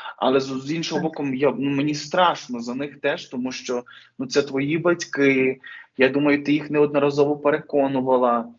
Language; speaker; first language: Ukrainian; native; Ukrainian